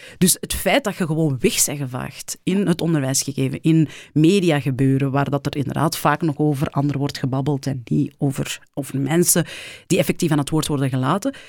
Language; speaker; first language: Dutch; early bilingual, other home language; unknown